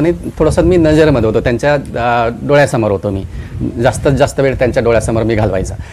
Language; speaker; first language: Marathi; non-native, local second language; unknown